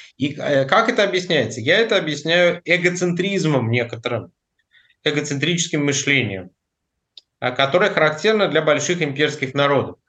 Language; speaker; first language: Russian; native; Russian